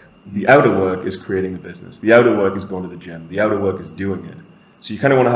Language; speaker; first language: English; native; English